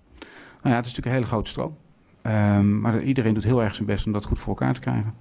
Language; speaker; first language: Dutch; native; Dutch